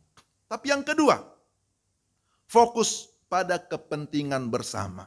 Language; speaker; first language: Indonesian; native; Indonesian